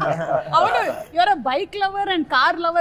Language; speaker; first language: Telugu; native; Telugu